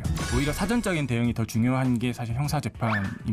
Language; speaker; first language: Korean; native; Korean